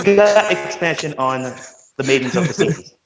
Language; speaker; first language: English; native; English